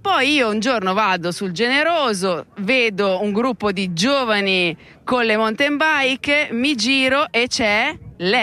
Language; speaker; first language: Italian; native; Italian